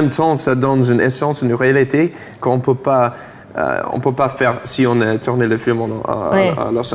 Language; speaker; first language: French; non-native, learner; English